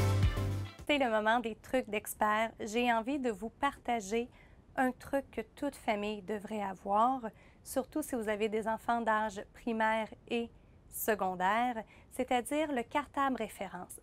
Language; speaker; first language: French; native; French